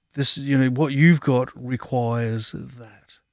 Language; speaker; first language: English; native; English